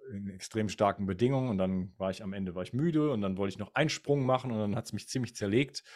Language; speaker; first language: German; native; German